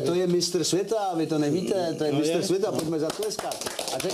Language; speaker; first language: Czech; native; Czech